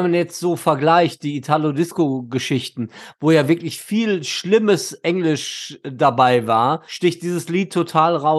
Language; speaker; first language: German; native; German